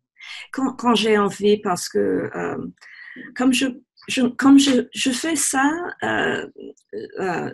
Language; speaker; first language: French; non-native, fluent; English